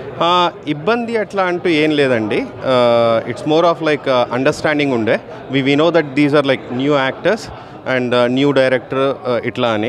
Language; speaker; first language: Telugu; native; Telugu